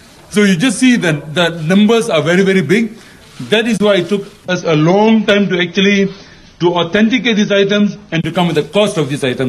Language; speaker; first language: English; non-native, local second language; Malay